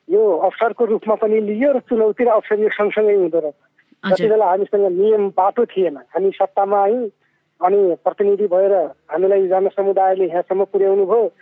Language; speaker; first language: Nepali; native; Nepali